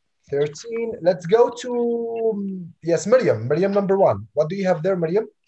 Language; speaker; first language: English; non-native, fluent; Arabic